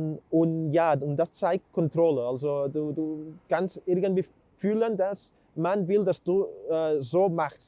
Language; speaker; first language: German; non-native, fluent; Catalan